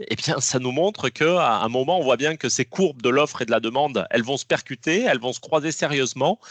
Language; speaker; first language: French; native; French